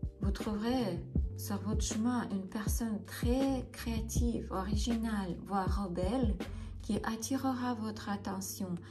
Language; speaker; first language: French; non-native, fluent; Russian